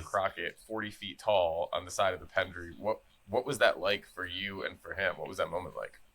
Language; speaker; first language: English; native; English